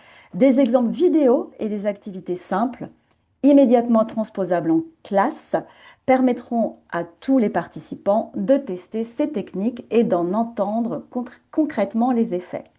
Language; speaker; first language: French; native; French